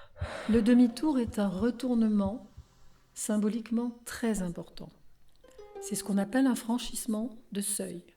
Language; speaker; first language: French; native; French